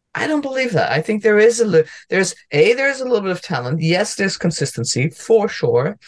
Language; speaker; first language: English; non-native, fluent; German